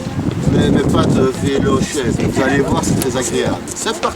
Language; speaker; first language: French; native; French